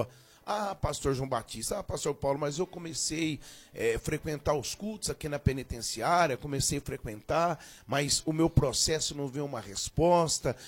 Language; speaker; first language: Portuguese; native; Portuguese